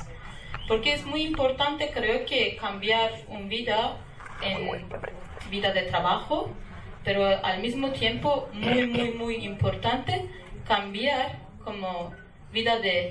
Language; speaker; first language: Spanish; non-native, learner; Kurdish